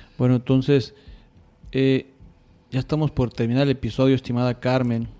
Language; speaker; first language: Spanish; native; Spanish